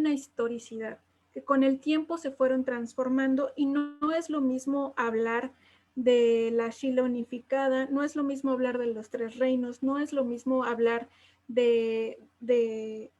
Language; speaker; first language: Spanish; native; Spanish